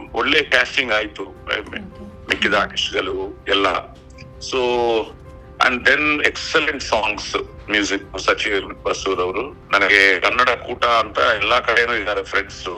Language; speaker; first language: Kannada; non-native, local second language; Telugu